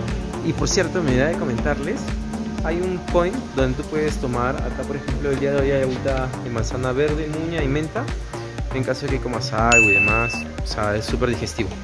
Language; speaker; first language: Spanish; native; Spanish